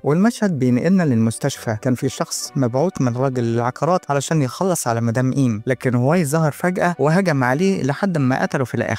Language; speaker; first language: Arabic; native; Arabic